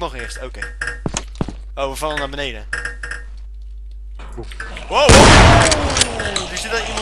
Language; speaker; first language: Dutch; native; Dutch